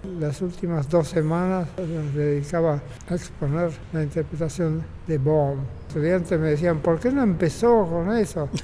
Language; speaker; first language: Spanish; native; Spanish